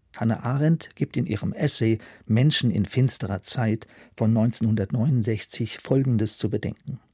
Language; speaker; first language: German; native; German